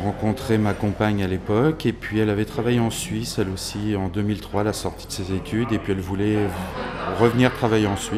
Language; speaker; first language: French; native; French